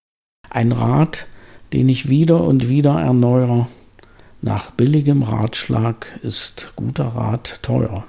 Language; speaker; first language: German; native; German